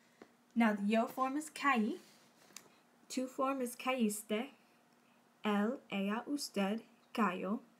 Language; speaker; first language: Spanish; non-native, learner; English